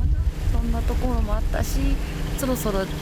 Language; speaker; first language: Japanese; native; Japanese